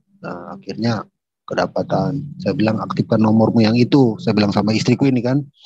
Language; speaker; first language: Indonesian; native; Indonesian